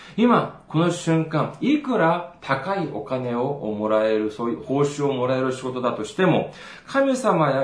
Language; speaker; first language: Japanese; non-native, fluent; Korean